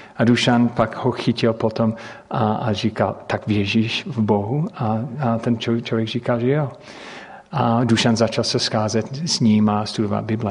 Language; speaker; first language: Czech; non-native, fluent; English